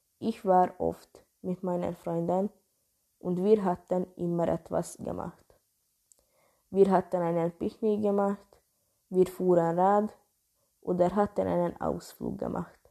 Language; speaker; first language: German; non-native, learner; Hungarian